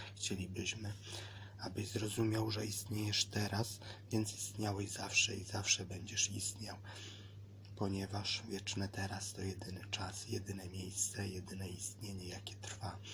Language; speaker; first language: Polish; native; Polish